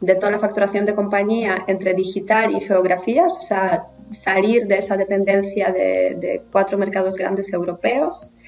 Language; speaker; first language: Spanish; non-native, fluent; Polish